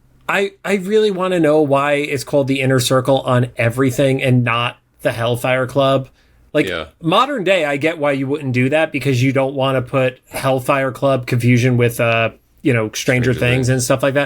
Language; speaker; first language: English; native; English